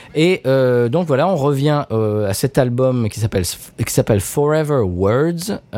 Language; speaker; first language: French; native; French